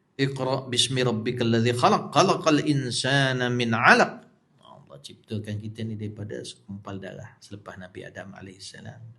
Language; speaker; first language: Malay; native; Malay